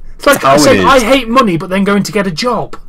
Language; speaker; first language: English; native; English